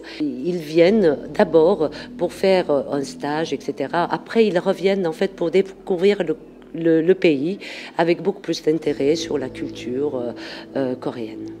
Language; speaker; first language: French; non-native, fluent; Korean